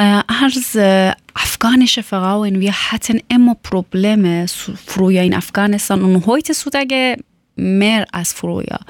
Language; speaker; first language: German; non-native, learner; Persian